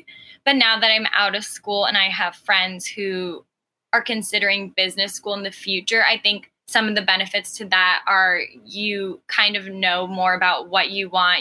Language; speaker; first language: English; early bilingual, other home language; Arabic